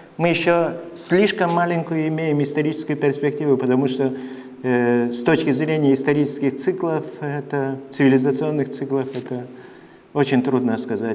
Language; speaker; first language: Russian; non-native, fluent; Lithuanian